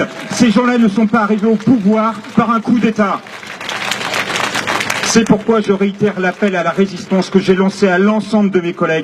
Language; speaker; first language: French; native; French